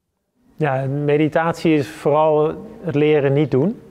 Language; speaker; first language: Dutch; native; Dutch